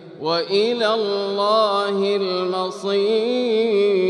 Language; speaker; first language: Arabic; native; Arabic